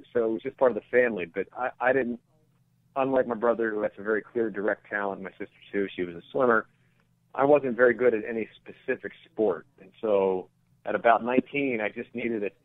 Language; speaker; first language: English; native; English